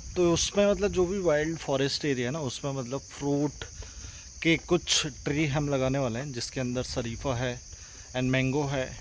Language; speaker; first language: Hindi; native; Hindi